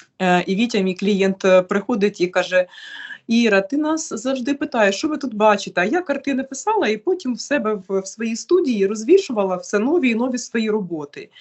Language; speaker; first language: Ukrainian; native; Ukrainian